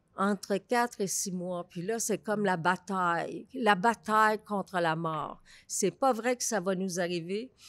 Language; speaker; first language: French; native; French